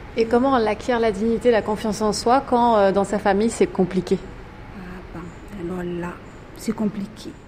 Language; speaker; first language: French; non-native, local second language; Malagasy